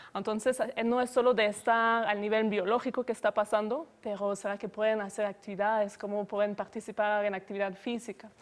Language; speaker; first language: Spanish; non-native, fluent; French